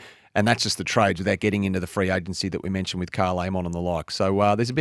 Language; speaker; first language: English; native; English